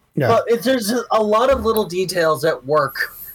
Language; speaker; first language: English; early bilingual, heritage; Spanish